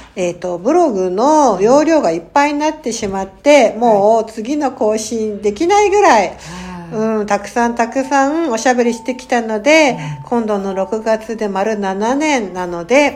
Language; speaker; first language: Japanese; native; Japanese